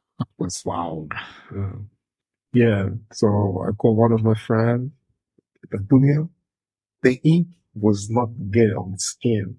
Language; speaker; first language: English; non-native, fluent; Portuguese